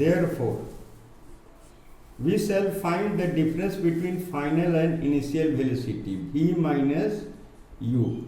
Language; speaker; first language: English; non-native, local second language; Hindi